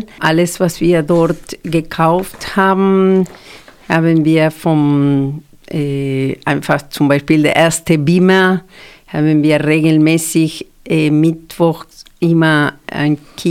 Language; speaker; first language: German; non-native, fluent; Spanish